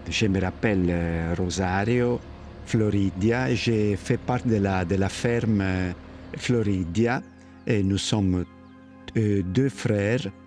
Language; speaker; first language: French; non-native, learner; Italian